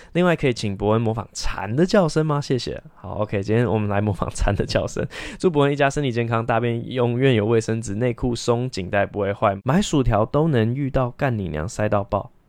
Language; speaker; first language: Chinese; native; Chinese